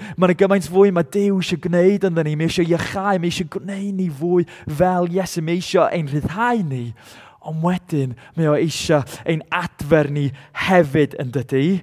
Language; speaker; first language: Welsh; native; Welsh